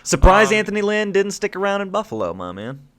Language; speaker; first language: English; native; English